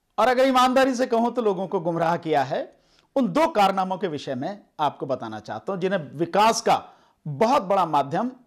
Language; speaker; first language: Hindi; native; Hindi